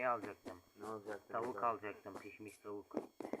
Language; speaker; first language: Turkish; native; Turkish